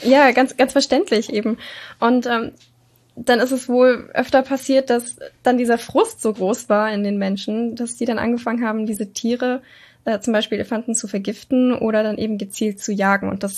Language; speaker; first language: German; native; German